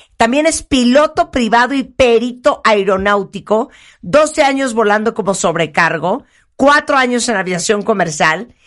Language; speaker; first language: Spanish; native; Spanish